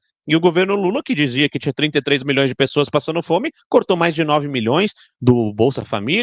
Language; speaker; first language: Portuguese; native; Portuguese